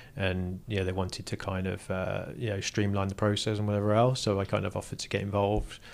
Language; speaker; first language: English; native; English